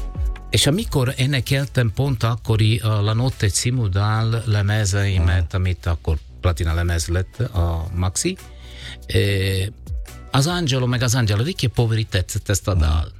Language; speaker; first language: Hungarian; non-native, fluent; Italian